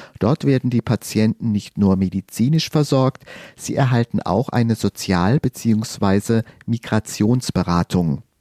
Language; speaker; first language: German; native; German